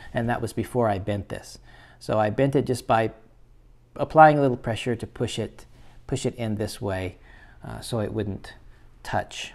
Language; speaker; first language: English; native; English